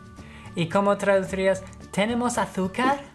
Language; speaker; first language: Spanish; non-native, fluent; English